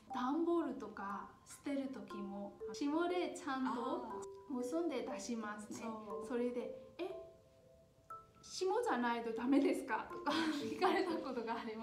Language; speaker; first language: Japanese; non-native, fluent; Burmese